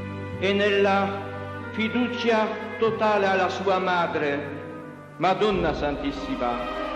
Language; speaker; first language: Italian; non-native, fluent; Polish